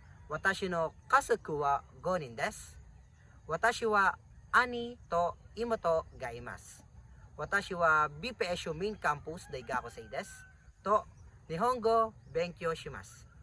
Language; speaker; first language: Japanese; non-native, learner; Filipino